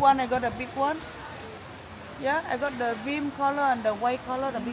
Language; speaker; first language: English; non-native, learner; Vietnamese